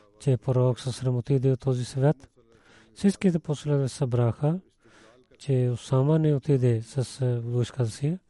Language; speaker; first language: Bulgarian; non-native, learner; Urdu